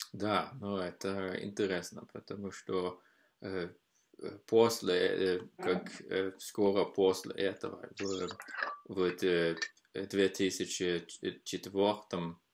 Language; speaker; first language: Russian; non-native, fluent; Norwegian